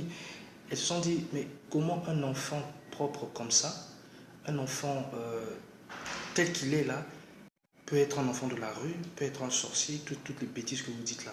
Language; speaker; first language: French; non-native, local second language; Lingala